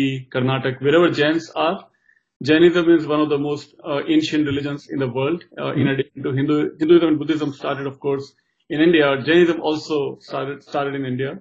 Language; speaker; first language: English; non-native, local second language; Hindi